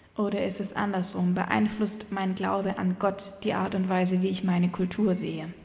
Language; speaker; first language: German; native; German